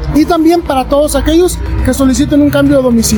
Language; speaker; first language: Spanish; native; Spanish